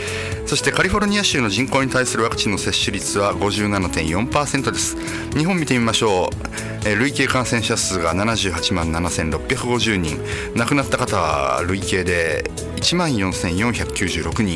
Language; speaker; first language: Japanese; native; Japanese